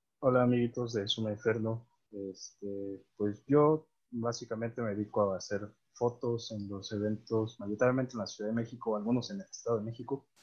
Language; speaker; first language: Spanish; native; Spanish